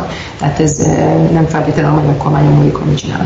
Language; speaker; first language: Hungarian; native; Hungarian